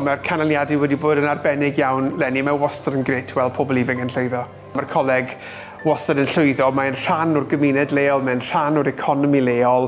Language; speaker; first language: Welsh; native; Welsh